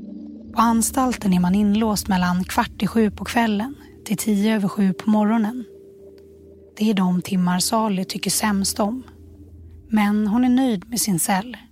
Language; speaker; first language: Swedish; native; Swedish